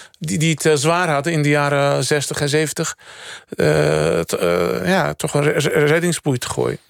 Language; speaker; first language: Dutch; early bilingual, other home language; Turkish